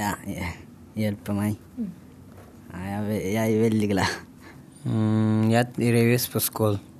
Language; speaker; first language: Norwegian; non-native, learner; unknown